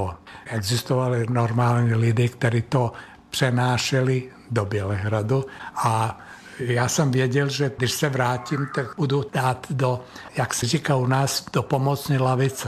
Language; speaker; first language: Czech; non-native, fluent; Serbian